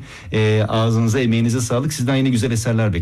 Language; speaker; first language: Turkish; native; Turkish